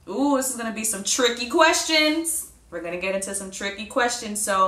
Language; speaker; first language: English; native; English